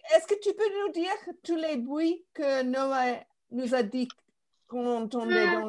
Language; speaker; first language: French; non-native, fluent; English